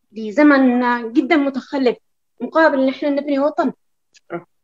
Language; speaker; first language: Arabic; native; Arabic